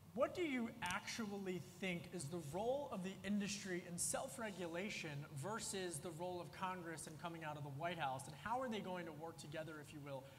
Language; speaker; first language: English; native; English